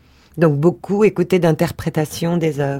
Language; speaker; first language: French; native; French